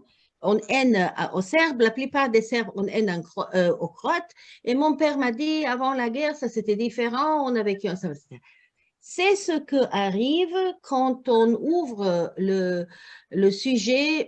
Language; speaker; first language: French; non-native, learner; Croatian